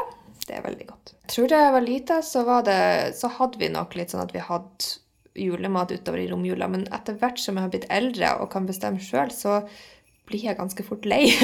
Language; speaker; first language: Norwegian; native; Norwegian